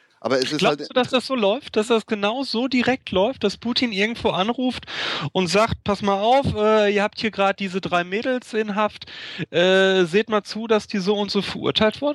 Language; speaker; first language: German; native; German